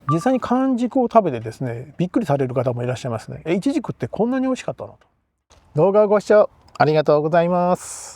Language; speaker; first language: Japanese; native; Japanese